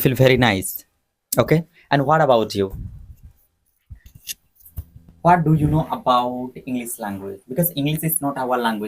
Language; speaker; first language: English; non-native, local second language; Odia